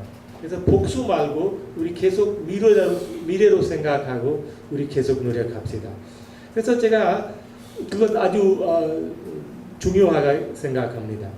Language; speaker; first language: Korean; non-native, learner; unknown